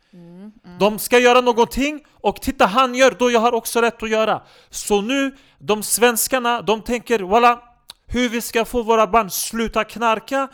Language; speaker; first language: Swedish; non-native, local second language; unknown